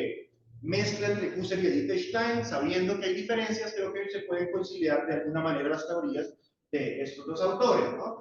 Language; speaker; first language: Spanish; native; Spanish